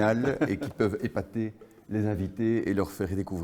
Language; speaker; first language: French; native; French